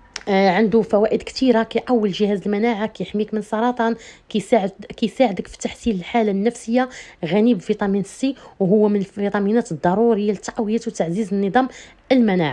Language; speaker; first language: Arabic; native; Arabic